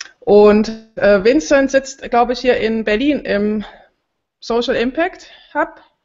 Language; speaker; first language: German; native; German